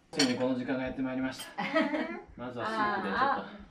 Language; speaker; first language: Japanese; native; Japanese